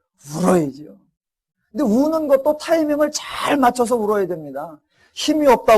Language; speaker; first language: Korean; native; Korean